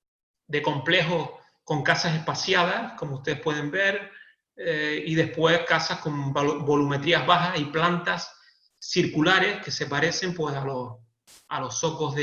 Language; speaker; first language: Spanish; native; Spanish